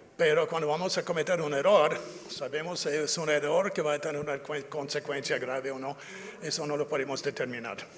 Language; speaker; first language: Spanish; non-native, fluent; English